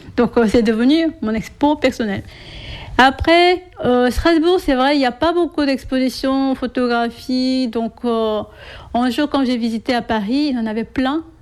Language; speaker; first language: French; non-native, fluent; Korean